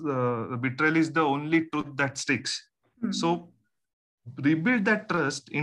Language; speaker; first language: English; non-native, local second language; Marathi